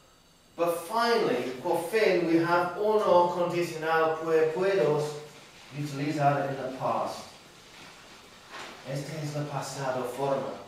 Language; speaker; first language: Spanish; non-native, learner; English